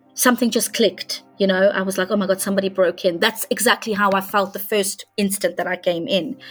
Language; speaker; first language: English; non-native, fluent; Hungarian